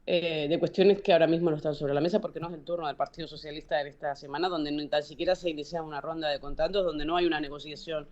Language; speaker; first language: Spanish; native; Spanish